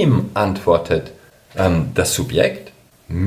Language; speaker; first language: German; non-native, fluent; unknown